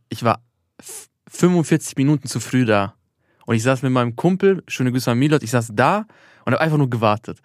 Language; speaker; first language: German; early bilingual, other home language; Albanian